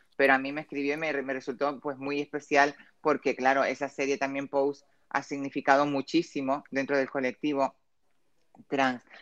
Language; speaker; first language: Spanish; native; Spanish